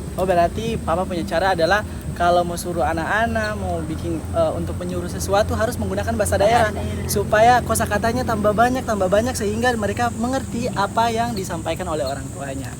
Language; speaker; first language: Indonesian; native; Indonesian